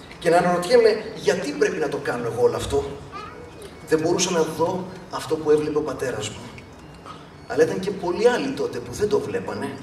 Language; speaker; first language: Greek; early bilingual, other home language; English